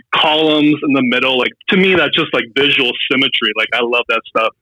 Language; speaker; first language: English; native; English